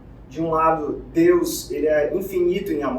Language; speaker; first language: Portuguese; native; Portuguese